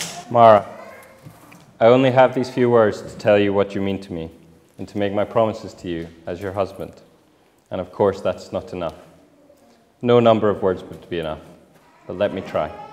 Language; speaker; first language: English; native; English